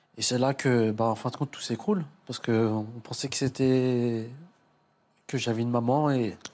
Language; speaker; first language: French; early bilingual, other home language; Arabic